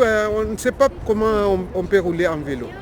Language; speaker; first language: French; non-native, local second language; Swahili